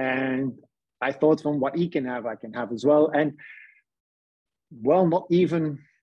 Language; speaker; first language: English; non-native, fluent; Dutch